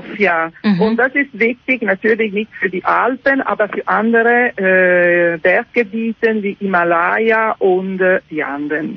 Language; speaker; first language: German; non-native, learner; Italian